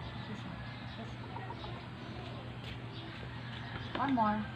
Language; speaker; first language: English; non-native, learner; Filipino